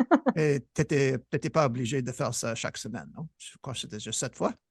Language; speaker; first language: French; non-native, fluent; English